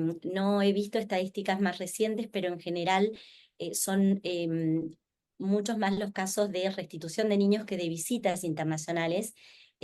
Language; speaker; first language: Spanish; native; Spanish